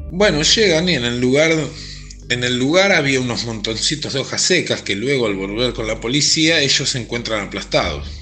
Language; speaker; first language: Spanish; native; Spanish